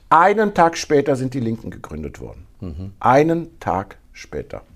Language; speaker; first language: German; native; German